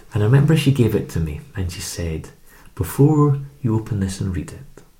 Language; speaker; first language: English; native; English